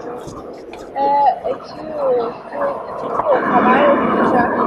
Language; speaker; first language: French; non-native, learner; Russian